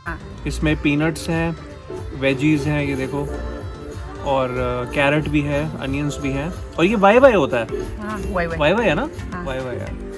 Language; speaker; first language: Hindi; native; Hindi